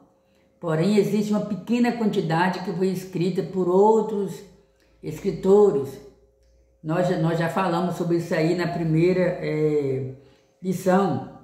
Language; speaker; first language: Portuguese; native; Portuguese